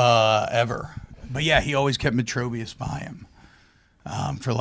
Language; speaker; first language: English; native; English